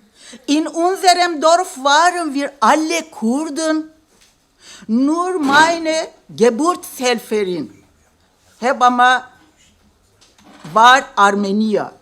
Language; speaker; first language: German; non-native, fluent; Kurdish